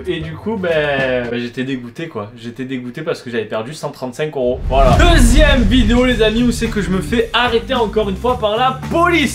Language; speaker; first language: French; native; French